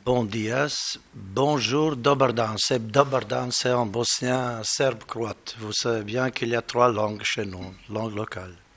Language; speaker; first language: French; non-native, learner; Bosnian